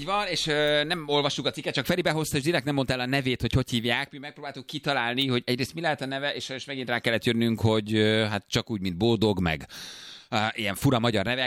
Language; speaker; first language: Hungarian; native; Hungarian